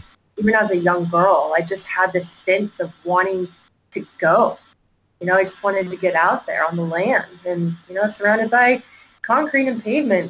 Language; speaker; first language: English; native; English